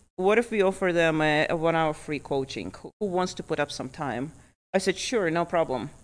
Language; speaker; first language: English; early bilingual, other home language; Russian